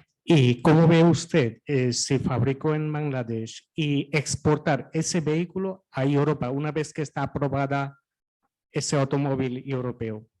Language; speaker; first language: Spanish; non-native, learner; Bangla